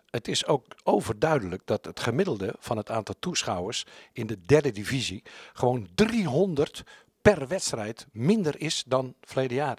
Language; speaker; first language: Dutch; native; Dutch